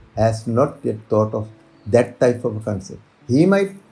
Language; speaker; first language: English; non-native, local second language; Sinhala